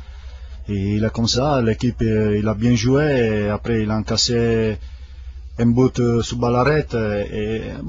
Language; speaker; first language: French; non-native, fluent; Italian